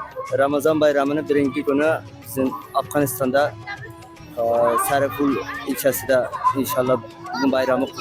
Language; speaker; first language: Turkish; non-native, learner; Uzbek